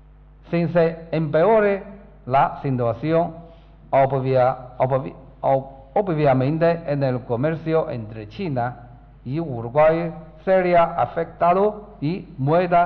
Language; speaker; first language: Spanish; non-native, learner; Chinese